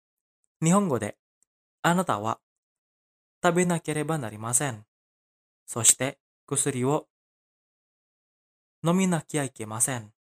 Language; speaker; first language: Japanese; non-native, fluent; Indonesian